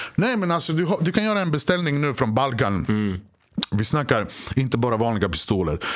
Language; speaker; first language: Swedish; early bilingual, other home language; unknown